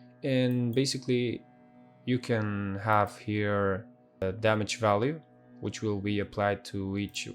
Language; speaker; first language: English; non-native, fluent; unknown